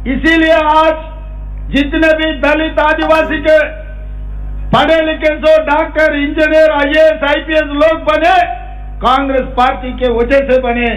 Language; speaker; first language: Hindi; non-native, local second language; Telugu